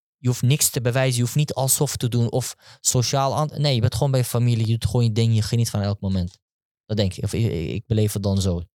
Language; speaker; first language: Dutch; early bilingual, other home language; Turkish